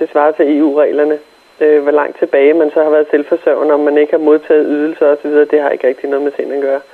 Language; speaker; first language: Danish; native; Danish